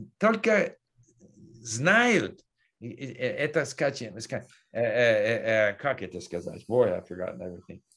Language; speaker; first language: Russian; non-native, learner; English